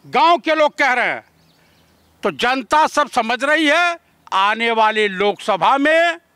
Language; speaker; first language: Hindi; native; Hindi